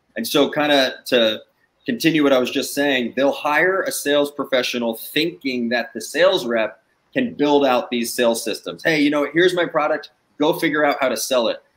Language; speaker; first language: English; native; English